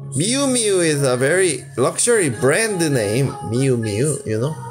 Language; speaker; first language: English; non-native, local second language; Korean